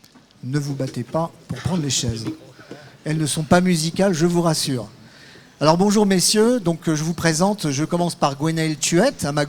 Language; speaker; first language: French; native; French